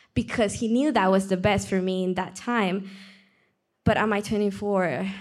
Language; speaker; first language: English; non-native, fluent; Spanish